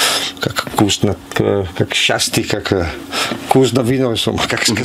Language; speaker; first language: Russian; non-native, learner; Italian